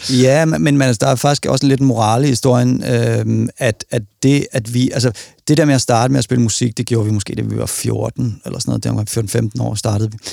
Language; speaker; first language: Danish; native; Danish